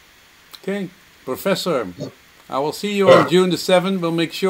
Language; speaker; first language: English; non-native, fluent; Dutch